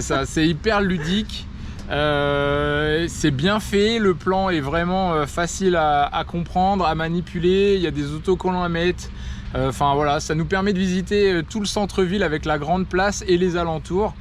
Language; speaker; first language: French; native; French